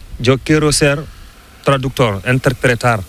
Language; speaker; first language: Spanish; non-native, learner; Fula